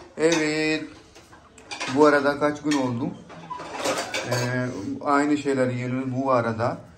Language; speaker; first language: Turkish; non-native, learner; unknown